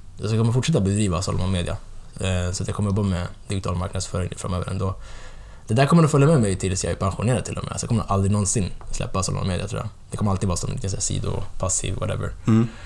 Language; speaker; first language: Swedish; early bilingual, other home language; Tigrinya